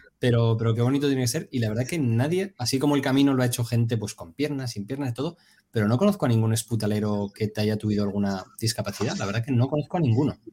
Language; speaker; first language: Spanish; native; Spanish